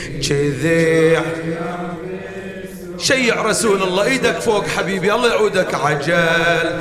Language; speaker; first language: Arabic; native; Arabic